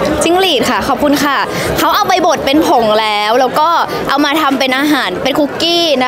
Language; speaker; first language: Thai; native; Thai